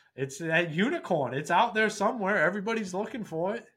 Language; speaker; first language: English; native; English